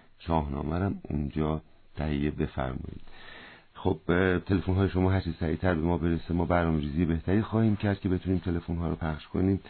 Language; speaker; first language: Persian; native; Persian